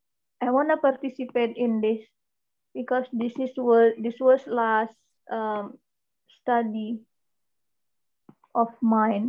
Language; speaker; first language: English; non-native, learner; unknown